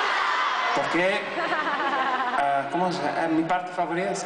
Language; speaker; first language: Spanish; non-native, learner; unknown